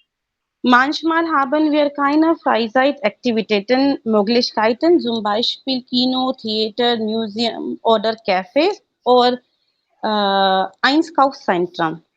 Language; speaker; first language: German; non-native, learner; Hindi